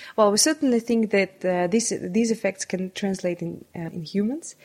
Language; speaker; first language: English; non-native, fluent; Russian